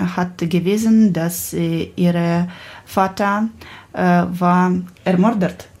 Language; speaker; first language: German; non-native, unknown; Ukrainian